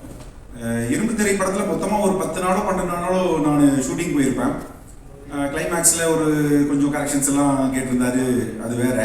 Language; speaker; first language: Tamil; native; Tamil